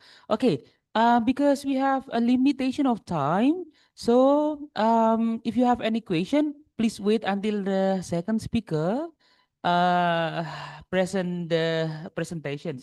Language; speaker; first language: English; non-native, local second language; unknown